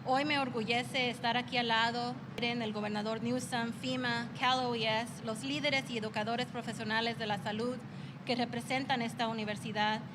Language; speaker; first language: Spanish; early bilingual, other home language; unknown